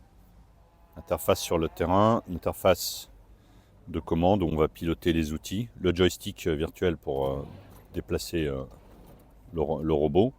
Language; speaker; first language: French; native; French